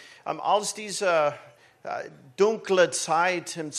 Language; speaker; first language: German; non-native, learner; English